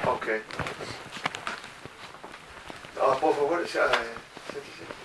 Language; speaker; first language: Spanish; non-native, learner; English